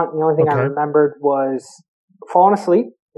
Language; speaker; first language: English; native; English